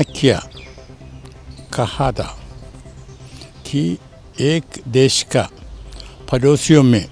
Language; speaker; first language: Hindi; non-native, local second language; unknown